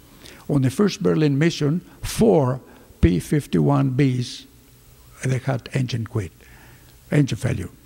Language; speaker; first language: English; non-native, fluent; Greek